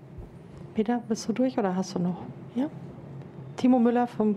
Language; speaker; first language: German; native; German